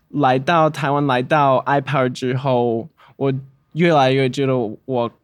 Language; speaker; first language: Chinese; non-native, learner; English